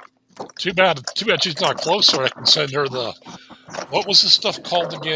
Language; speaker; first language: English; native; English